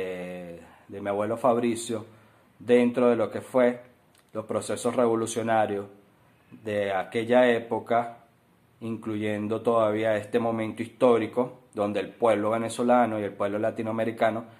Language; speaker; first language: Spanish; native; Spanish